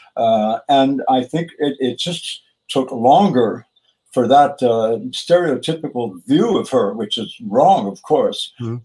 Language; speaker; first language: English; native; English